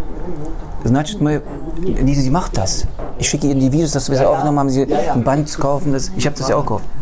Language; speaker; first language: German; non-native, fluent; Russian